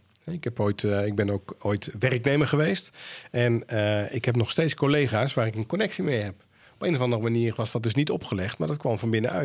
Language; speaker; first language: Dutch; native; Dutch